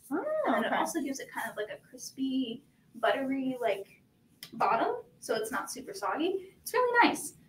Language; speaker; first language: English; native; English